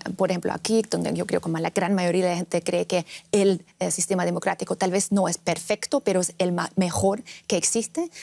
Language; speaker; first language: Spanish; non-native, fluent; Russian